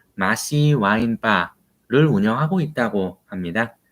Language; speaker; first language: Korean; native; Korean